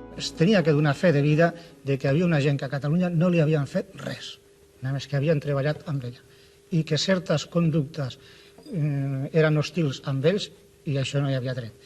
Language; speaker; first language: Catalan; non-native, local second language; Spanish